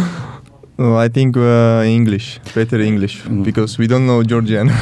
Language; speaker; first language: English; non-native, learner; Georgian